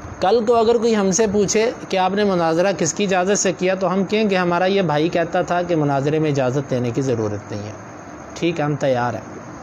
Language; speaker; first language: Urdu; non-native, local second language; Punjabi